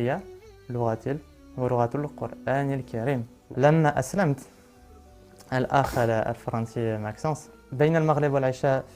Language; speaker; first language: Arabic; non-native, learner; French